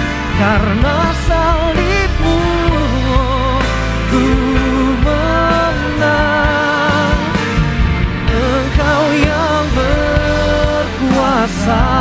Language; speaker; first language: Indonesian; native; Indonesian